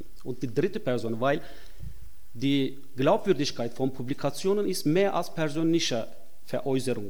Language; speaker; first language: German; non-native, fluent; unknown